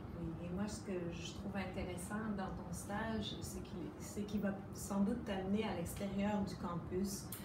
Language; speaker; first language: French; native; French